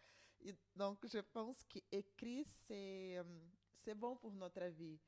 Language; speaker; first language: French; non-native, learner; Portuguese